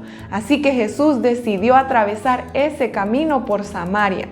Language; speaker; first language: Spanish; native; Spanish